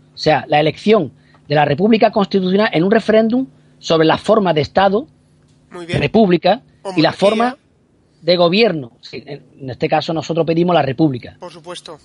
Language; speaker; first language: Spanish; native; Spanish